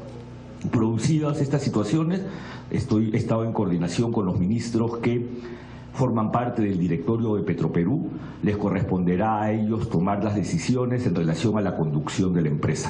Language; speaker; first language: Spanish; native; Spanish